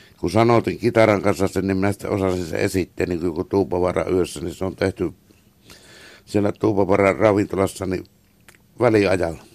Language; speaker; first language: Finnish; native; Finnish